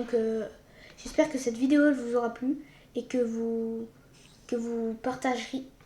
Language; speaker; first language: French; native; French